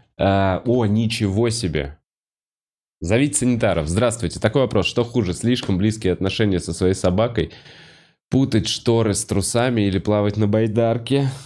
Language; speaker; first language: Russian; native; Russian